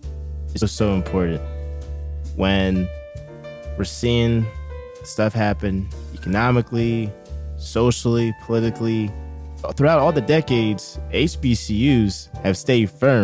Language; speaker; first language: English; native; English